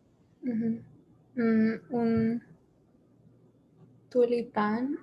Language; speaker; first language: Spanish; non-native, learner; English